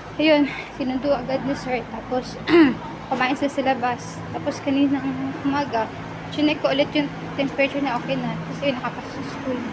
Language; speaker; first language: Filipino; non-native, local second language; Cebuano